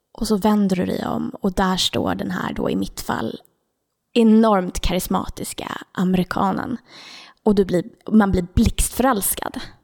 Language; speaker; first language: Swedish; native; Swedish